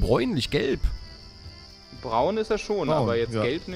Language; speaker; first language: German; native; German